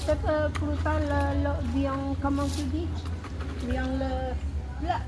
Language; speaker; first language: French; non-native, learner; Indonesian